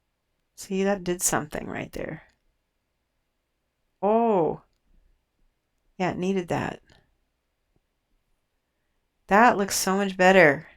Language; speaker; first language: English; native; English